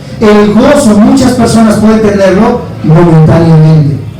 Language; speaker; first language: Spanish; native; Spanish